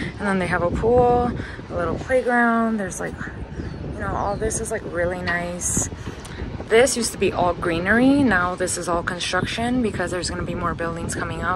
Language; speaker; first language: English; early bilingual, other home language; Spanish